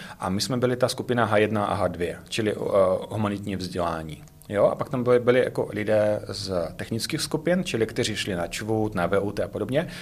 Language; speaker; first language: Czech; non-native, fluent; Russian